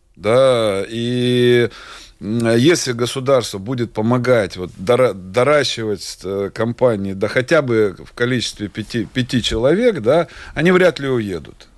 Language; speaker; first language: Russian; native; Russian